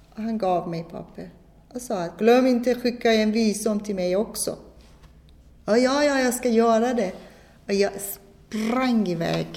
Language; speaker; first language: Swedish; non-native, fluent; Persian